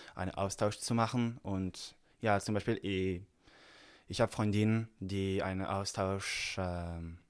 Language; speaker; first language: German; non-native, fluent; French